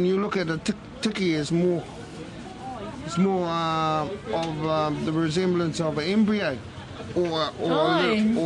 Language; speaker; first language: English; native; English